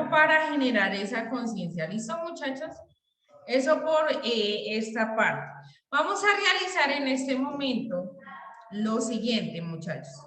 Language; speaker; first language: Spanish; native; Spanish